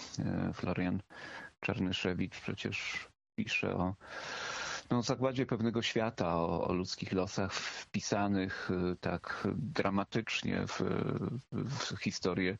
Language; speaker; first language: Polish; native; Polish